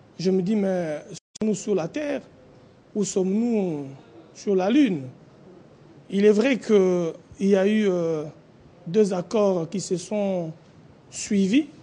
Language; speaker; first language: French; non-native, local second language; Lingala